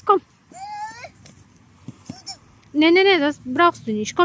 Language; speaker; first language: German; non-native, fluent; Tajik